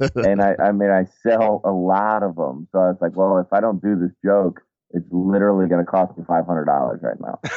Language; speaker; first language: English; native; English